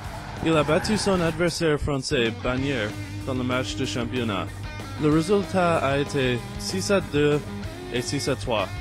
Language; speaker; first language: French; non-native, learner; English